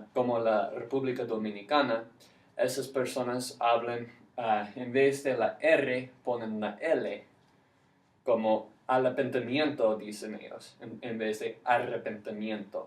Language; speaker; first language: Spanish; non-native, fluent; English